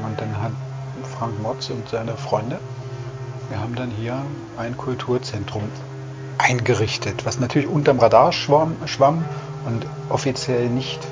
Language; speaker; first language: German; native; German